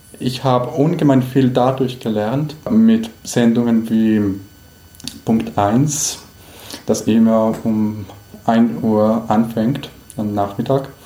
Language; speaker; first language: German; non-native, fluent; Spanish